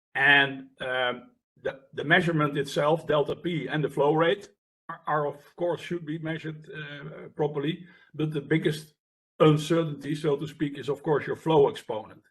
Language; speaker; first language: English; non-native, fluent; Dutch